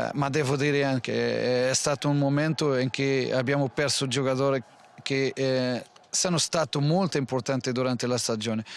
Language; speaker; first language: Italian; non-native, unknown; Portuguese